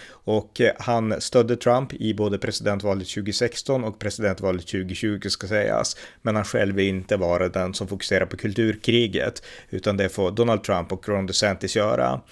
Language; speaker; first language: Swedish; native; Swedish